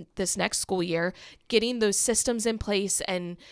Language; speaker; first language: English; native; English